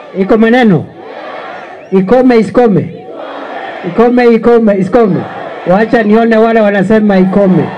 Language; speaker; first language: Swahili; non-native, local second language; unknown